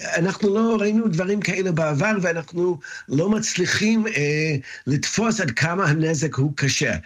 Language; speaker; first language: Hebrew; non-native, fluent; English